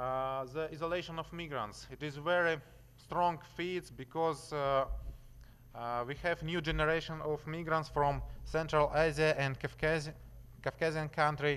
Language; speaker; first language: English; non-native, learner; Russian